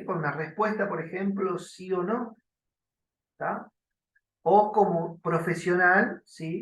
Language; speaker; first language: Spanish; native; Spanish